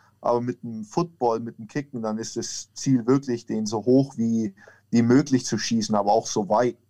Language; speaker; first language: German; native; German